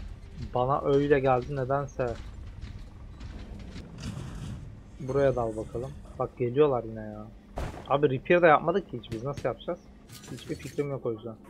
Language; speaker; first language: Turkish; native; Turkish